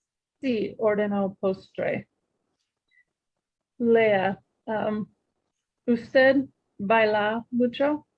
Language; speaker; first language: Spanish; non-native, learner; English